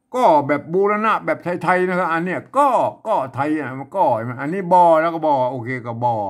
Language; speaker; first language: Thai; non-native, local second language; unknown